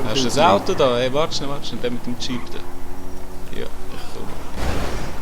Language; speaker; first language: German; native; German